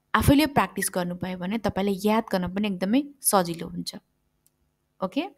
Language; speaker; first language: Nepali; native; Nepali